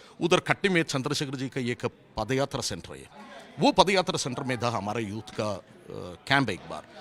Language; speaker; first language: Hindi; non-native, local second language; Malayalam